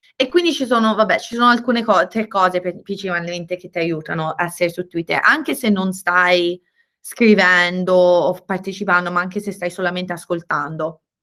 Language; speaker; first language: Italian; native; Italian